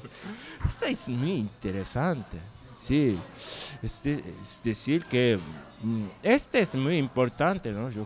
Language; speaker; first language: Spanish; non-native, learner; Japanese